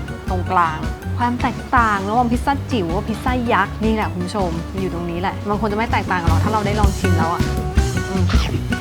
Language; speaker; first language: Thai; native; Thai